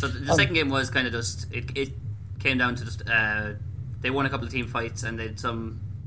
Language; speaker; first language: English; native; English